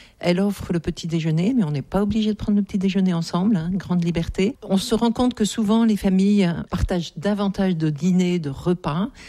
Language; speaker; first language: French; native; French